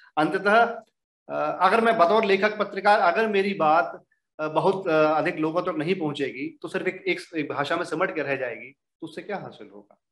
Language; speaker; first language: Hindi; native; Hindi